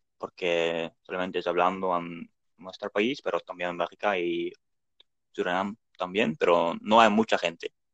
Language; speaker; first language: Spanish; non-native, learner; Dutch